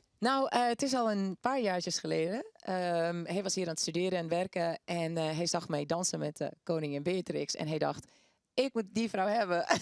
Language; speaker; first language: Dutch; non-native, fluent; Spanish